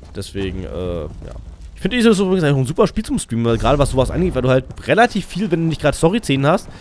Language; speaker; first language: German; native; German